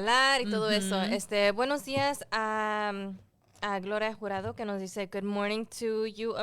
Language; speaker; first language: Spanish; early bilingual, heritage; Spanish